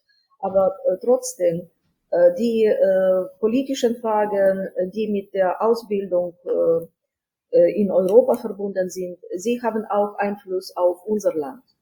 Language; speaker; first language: German; non-native, fluent; Ukrainian